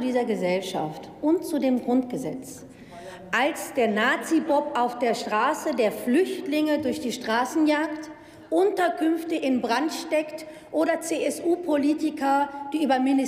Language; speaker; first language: German; early bilingual, other home language; Turkish